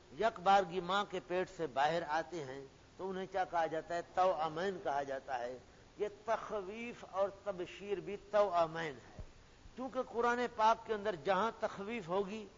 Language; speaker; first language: Urdu; non-native, local second language; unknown